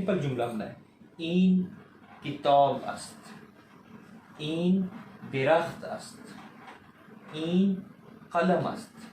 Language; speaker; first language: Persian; non-native, fluent; Urdu